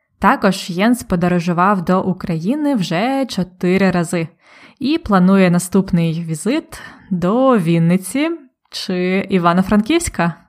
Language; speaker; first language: Ukrainian; native; Ukrainian